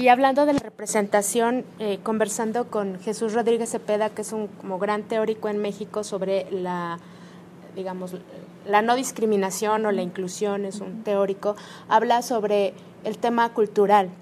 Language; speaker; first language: Spanish; native; Spanish